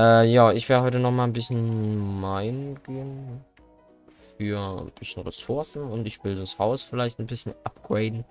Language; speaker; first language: German; native; German